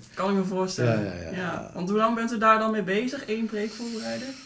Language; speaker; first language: Dutch; native; Dutch